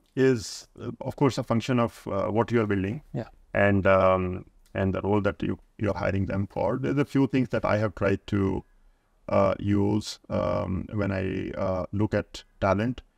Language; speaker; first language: English; non-native, local second language; Hindi